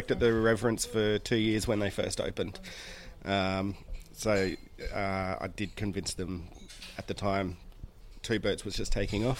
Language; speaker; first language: English; native; English